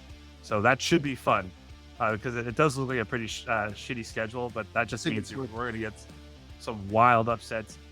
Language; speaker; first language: English; native; English